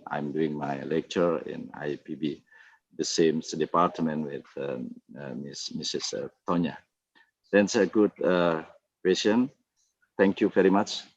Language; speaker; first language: English; non-native, fluent; Indonesian